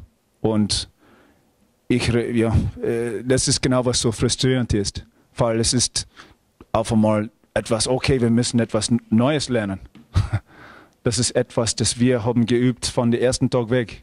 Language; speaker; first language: German; non-native, fluent; English